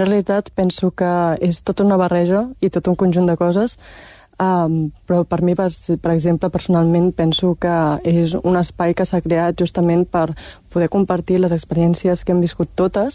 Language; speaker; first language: Catalan; early bilingual, other home language; Chinese